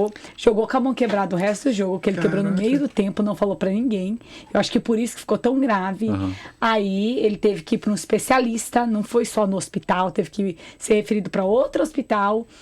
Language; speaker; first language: Portuguese; native; Portuguese